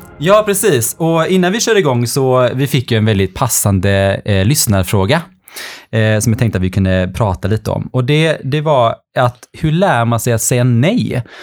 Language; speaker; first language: Swedish; early bilingual, other home language; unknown